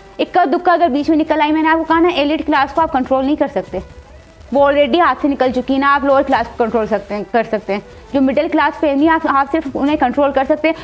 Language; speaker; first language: Urdu; non-native, local second language; Punjabi